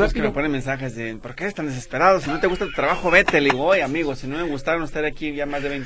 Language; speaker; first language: Spanish; native; Spanish